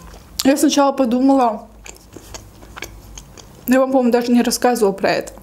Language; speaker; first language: Russian; native; Russian